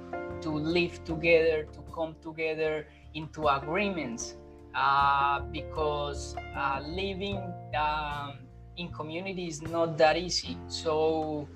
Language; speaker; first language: English; non-native, fluent; Spanish